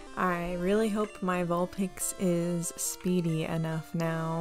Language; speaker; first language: English; native; English